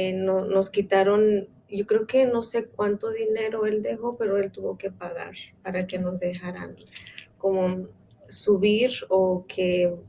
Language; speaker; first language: Spanish; non-native, local second language; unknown